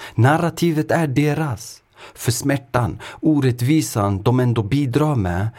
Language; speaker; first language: Swedish; native; Swedish